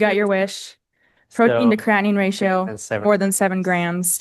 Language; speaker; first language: English; native; English